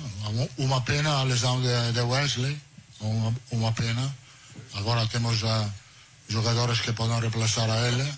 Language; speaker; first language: Portuguese; non-native, fluent; Italian